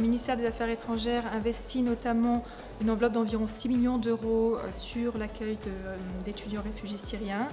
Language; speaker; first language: French; native; French